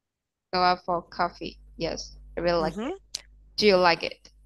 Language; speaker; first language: English; non-native, learner; Vietnamese